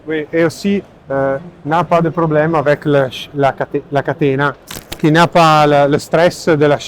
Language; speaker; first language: French; non-native, learner; Italian